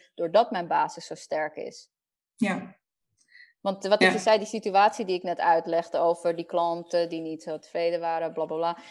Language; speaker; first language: Dutch; early bilingual, other home language; Spanish